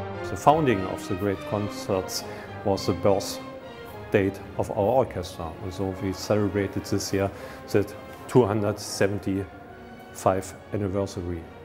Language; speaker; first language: English; non-native, fluent; German